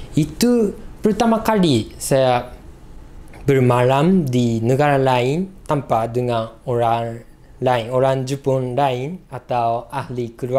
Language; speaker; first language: Indonesian; non-native, learner; Japanese